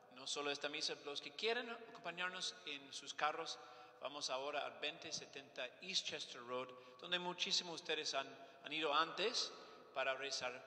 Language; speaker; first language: Spanish; non-native, fluent; English